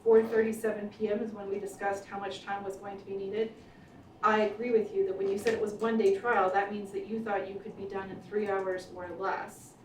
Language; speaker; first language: English; native; English